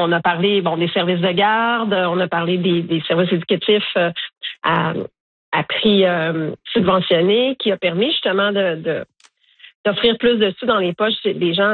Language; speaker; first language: French; native; French